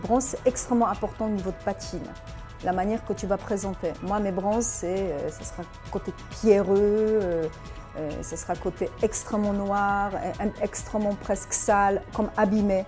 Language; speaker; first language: French; non-native, fluent; Polish